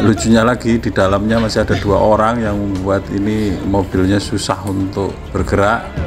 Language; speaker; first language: Indonesian; native; Indonesian